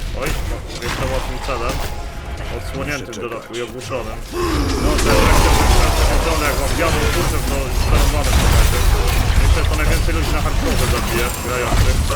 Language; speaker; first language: Polish; native; Polish